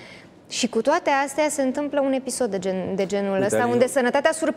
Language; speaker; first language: Romanian; native; Romanian